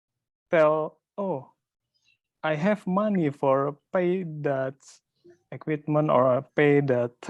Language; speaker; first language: English; non-native, learner; Indonesian